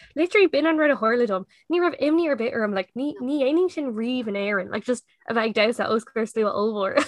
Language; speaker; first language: Irish; non-native, local second language; English